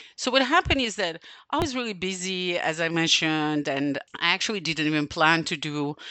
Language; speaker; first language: English; non-native, fluent; Serbian